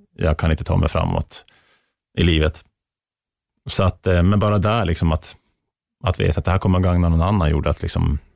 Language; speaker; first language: Swedish; native; Swedish